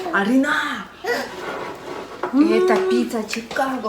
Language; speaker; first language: Korean; non-native, fluent; Russian